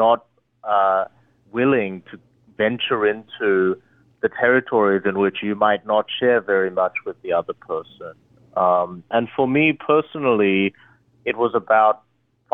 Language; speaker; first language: English; early bilingual, other home language; Korean